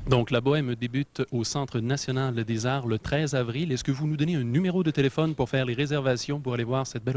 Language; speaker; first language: French; native; French